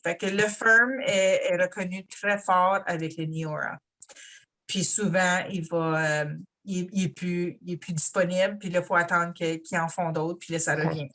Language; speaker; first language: French; native; French